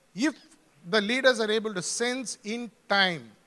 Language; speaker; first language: English; non-native, local second language; Tamil